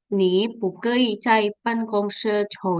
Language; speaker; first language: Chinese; non-native, fluent; Indonesian